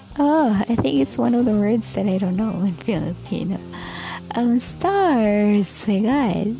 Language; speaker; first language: English; non-native, local second language; Cebuano